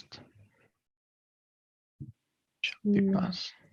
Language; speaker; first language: English; non-native, learner; Portuguese